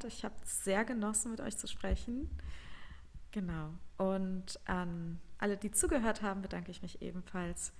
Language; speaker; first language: German; native; German